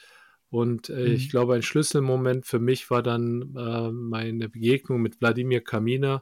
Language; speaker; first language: German; early bilingual, other home language; Korean